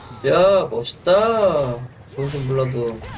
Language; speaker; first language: Korean; native; Korean